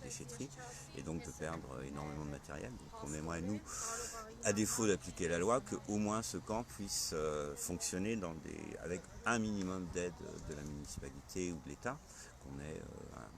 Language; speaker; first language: French; native; French